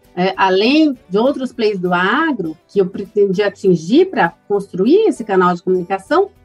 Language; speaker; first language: Portuguese; native; Portuguese